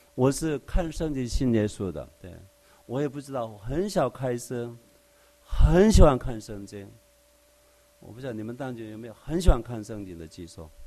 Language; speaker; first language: Chinese; non-native, fluent; Korean